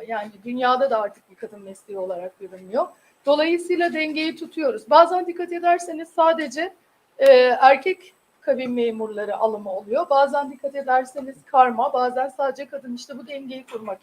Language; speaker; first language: Turkish; native; Turkish